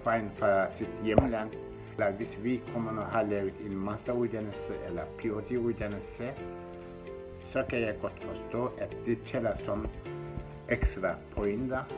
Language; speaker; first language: Danish; non-native, fluent; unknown